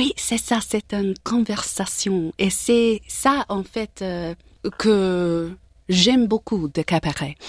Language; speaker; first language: French; non-native, learner; English